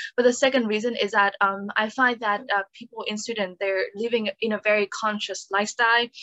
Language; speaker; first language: English; non-native, fluent; Vietnamese